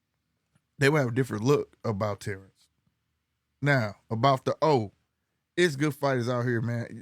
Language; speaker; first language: English; native; English